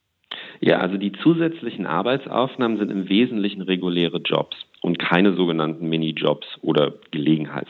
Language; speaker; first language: German; native; German